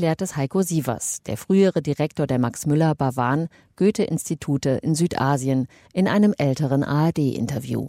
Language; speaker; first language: German; native; German